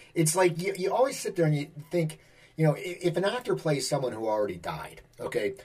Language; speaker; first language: English; native; English